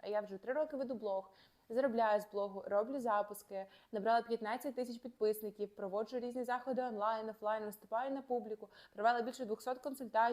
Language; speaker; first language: Ukrainian; native; Ukrainian